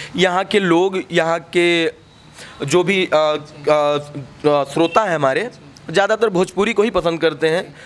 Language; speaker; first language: Hindi; native; Hindi